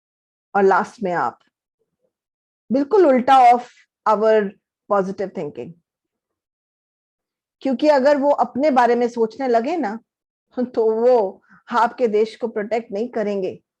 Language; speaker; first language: Hindi; native; Hindi